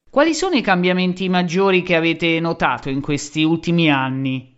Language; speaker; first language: Italian; native; Italian